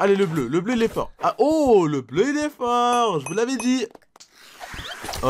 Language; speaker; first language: French; native; French